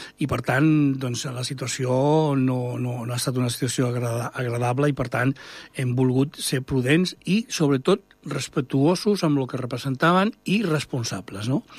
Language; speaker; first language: Catalan; native; Catalan